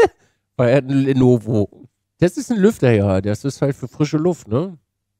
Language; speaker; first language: German; native; German